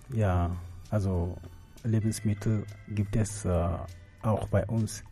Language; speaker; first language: German; non-native, fluent; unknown